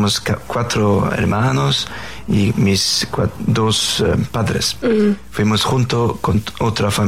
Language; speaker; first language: Spanish; non-native, learner; Faroese